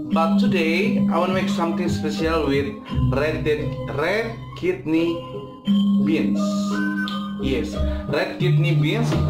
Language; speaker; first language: English; non-native, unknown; Indonesian